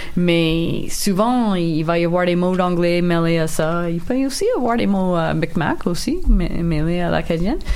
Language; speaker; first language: French; non-native, local second language; English